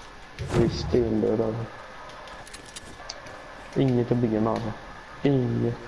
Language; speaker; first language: Swedish; early bilingual, other home language; Turkish